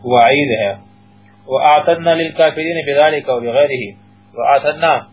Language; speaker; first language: Urdu; native; Urdu